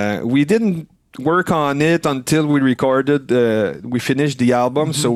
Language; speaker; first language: English; non-native, fluent; French